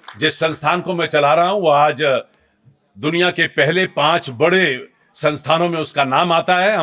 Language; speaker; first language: Hindi; native; Hindi